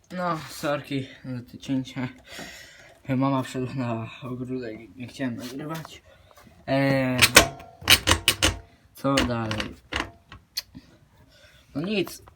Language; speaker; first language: Polish; native; Polish